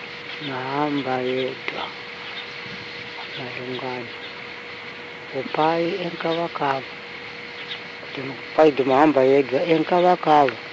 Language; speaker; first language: Portuguese; non-native, local second language; Tsonga